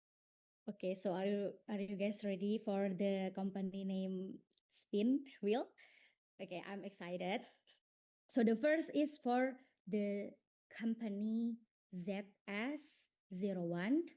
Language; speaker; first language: English; non-native, fluent; Indonesian